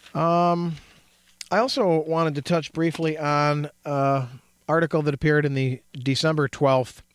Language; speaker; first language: English; native; English